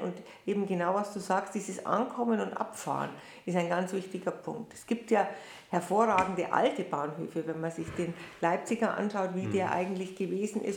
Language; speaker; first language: German; native; German